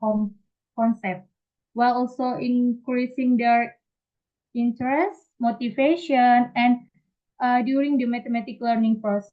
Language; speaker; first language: English; non-native, fluent; Indonesian